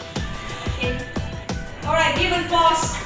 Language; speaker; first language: English; non-native, learner; Indonesian